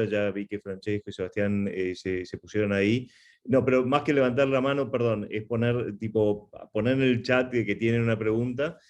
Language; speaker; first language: Spanish; native; Spanish